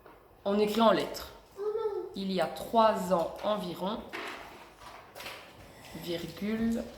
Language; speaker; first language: French; native; French